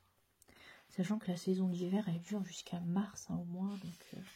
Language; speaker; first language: French; native; French